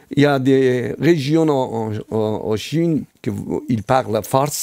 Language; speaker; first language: French; non-native, fluent; Persian